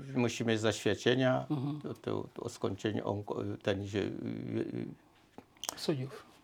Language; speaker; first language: Polish; non-native, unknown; Swahili